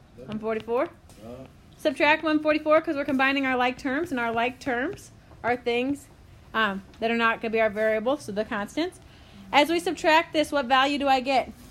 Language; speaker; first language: English; native; English